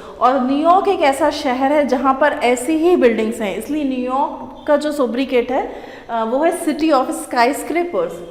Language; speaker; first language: Hindi; native; Hindi